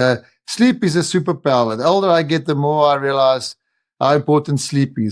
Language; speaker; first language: English; non-native, local second language; Afrikaans